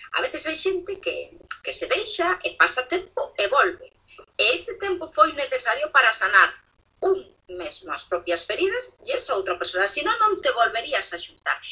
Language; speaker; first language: Galician; non-native, local second language; Spanish